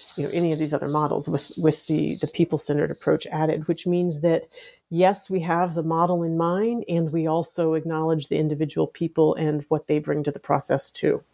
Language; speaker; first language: English; native; English